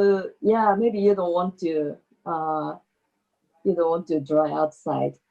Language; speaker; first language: English; non-native, fluent; Japanese